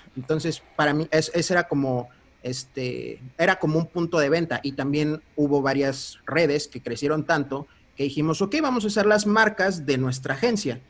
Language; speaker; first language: Spanish; early bilingual, heritage; Spanish